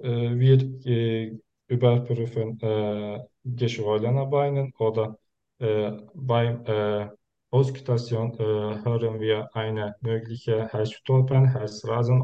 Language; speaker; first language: German; non-native, learner; Turkish